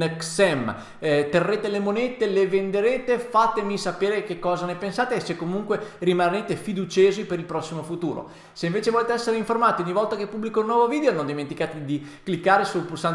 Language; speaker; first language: Italian; native; Italian